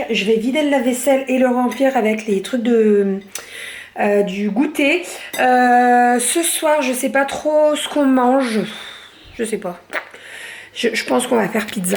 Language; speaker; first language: French; native; French